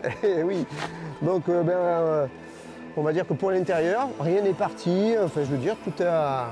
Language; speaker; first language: French; native; French